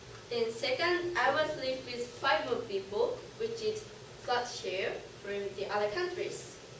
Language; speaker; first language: English; non-native, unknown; Japanese